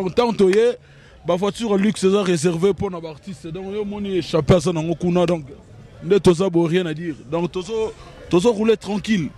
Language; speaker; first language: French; non-native, local second language; Lingala